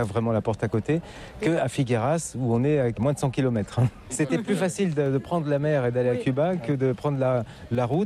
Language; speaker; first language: French; native; French